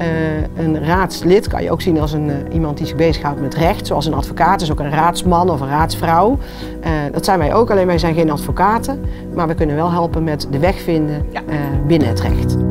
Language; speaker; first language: Dutch; native; Dutch